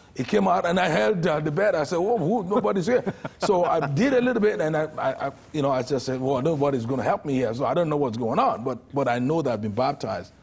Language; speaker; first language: English; non-native, local second language; Yoruba